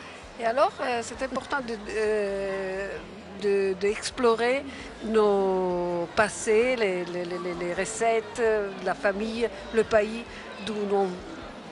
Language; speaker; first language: French; non-native, fluent; Italian